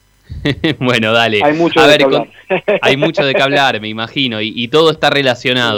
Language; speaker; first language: Spanish; native; Spanish